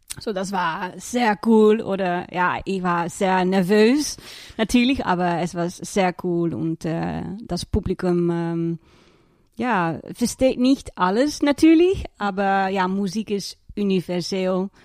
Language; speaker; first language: German; non-native, learner; Dutch